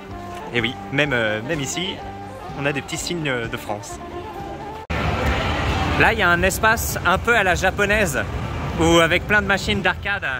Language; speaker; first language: French; native; French